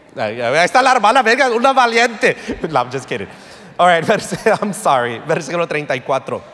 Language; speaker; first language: Spanish; early bilingual, heritage; Spanish